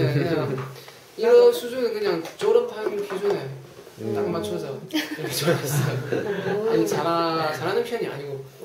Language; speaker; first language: Korean; non-native, fluent; Chinese